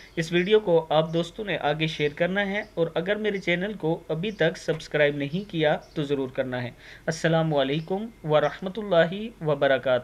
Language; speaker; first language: Urdu; non-native, local second language; Punjabi